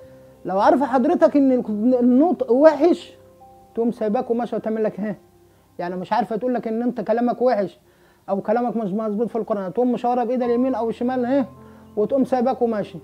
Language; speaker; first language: Arabic; native; Arabic